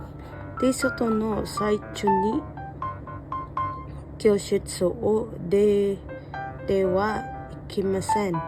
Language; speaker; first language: Japanese; non-native, learner; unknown